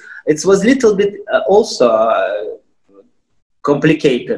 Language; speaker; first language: English; non-native, fluent; Russian